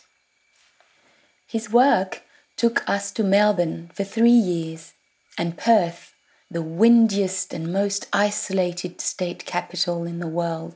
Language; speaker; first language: English; non-native, fluent; French